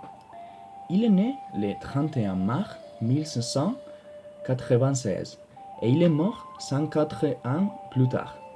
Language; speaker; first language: French; non-native, learner; Spanish